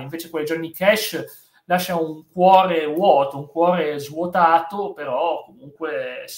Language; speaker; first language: Italian; native; Italian